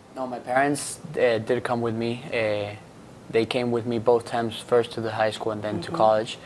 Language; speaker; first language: English; non-native, fluent; Spanish